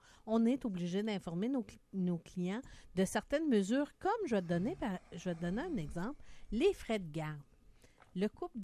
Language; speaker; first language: French; native; French